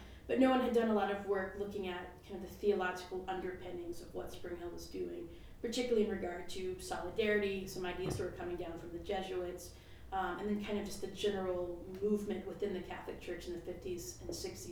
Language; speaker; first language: English; native; English